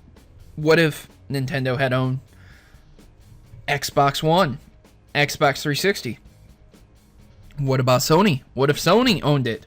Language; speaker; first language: English; native; English